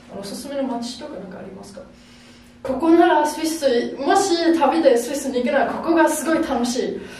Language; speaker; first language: Japanese; non-native, fluent; German